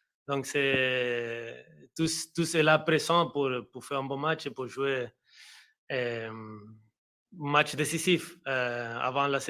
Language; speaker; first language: French; non-native, fluent; Spanish